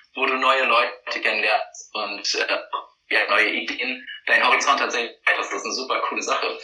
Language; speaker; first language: German; native; German